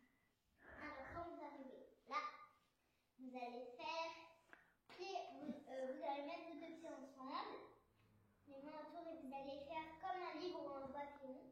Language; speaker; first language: French; early bilingual, other home language; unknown